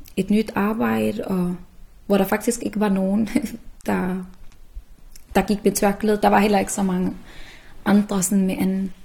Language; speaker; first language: Danish; early bilingual, other home language; Arabic